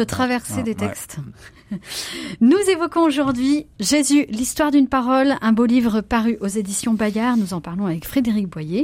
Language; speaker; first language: French; native; French